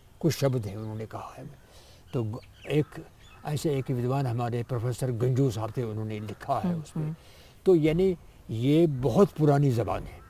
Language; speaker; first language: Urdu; non-native, local second language; Kashmiri